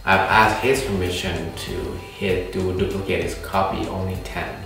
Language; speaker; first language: English; non-native, fluent; Thai